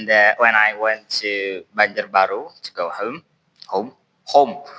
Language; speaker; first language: English; non-native, learner; Indonesian